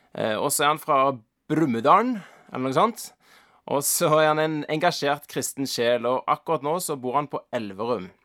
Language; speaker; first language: Norwegian; native; Norwegian